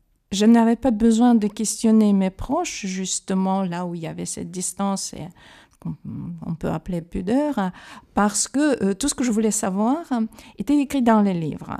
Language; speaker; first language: French; non-native, fluent; Russian